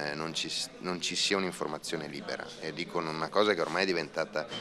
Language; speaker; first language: Italian; native; Italian